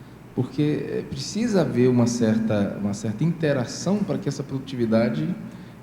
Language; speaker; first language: Portuguese; native; Portuguese